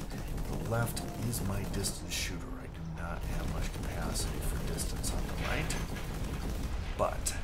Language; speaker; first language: English; native; English